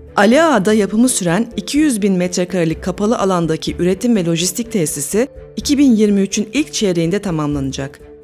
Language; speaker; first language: Turkish; native; Turkish